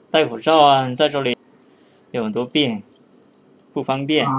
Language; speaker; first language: Chinese; non-native, fluent; Lao